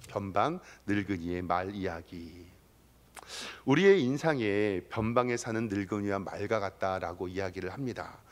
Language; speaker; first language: Korean; native; Korean